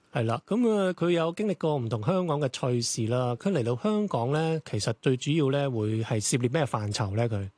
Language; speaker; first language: Cantonese; native; Cantonese